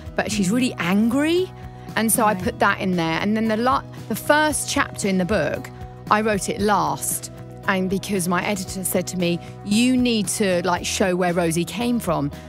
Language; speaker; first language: English; native; English